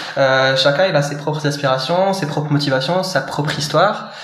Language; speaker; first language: French; non-native, local second language; Arabic